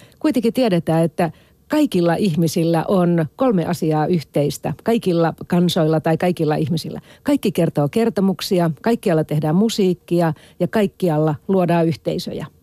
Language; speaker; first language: Finnish; native; Finnish